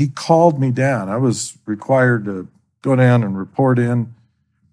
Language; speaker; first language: English; native; English